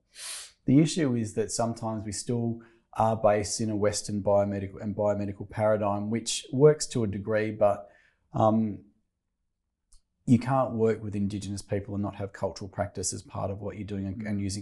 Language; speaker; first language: English; native; English